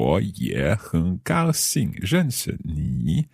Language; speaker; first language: Chinese; non-native, learner; English